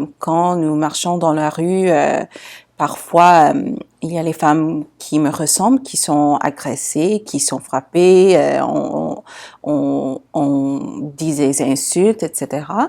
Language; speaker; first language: French; non-native, local second language; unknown